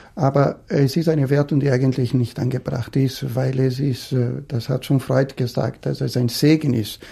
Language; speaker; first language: German; non-native, fluent; Portuguese